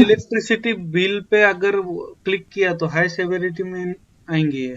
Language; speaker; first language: Hindi; non-native, local second language; Marathi